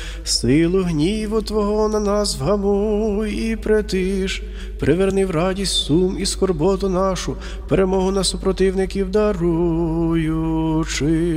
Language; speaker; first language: Ukrainian; native; Ukrainian